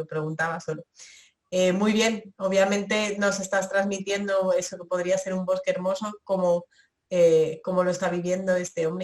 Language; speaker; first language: Spanish; native; Spanish